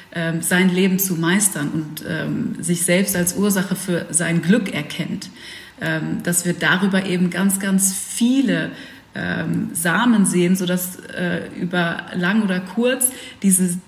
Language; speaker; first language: German; early bilingual, other home language; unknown